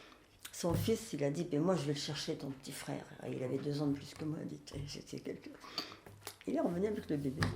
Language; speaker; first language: French; native; French